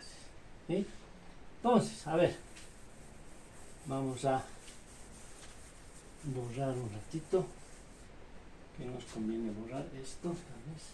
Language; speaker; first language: Spanish; native; Spanish